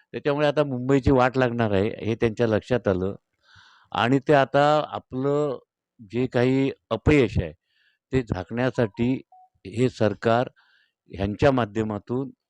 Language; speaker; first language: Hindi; non-native, local second language; Marathi